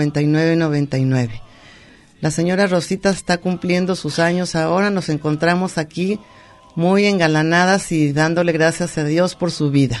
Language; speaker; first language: Spanish; native; Spanish